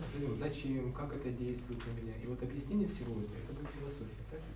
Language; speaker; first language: Russian; native; Russian